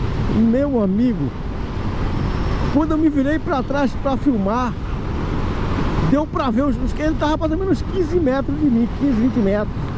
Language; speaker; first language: Portuguese; native; Portuguese